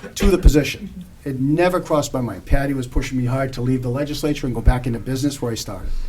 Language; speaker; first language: English; native; English